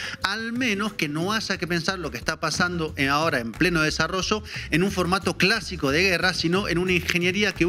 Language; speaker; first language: Spanish; native; Spanish